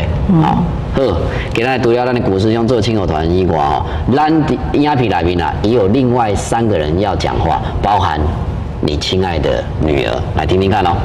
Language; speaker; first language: Chinese; native; Chinese